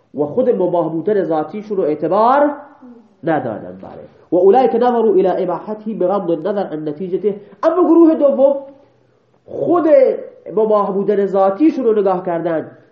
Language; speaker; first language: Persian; non-native, local second language; Baluchi